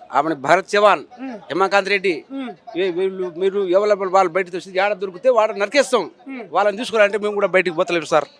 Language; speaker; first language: Telugu; non-native, local second language; Lambadi